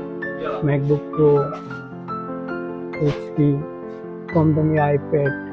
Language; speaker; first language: Hindi; non-native, learner; Bangla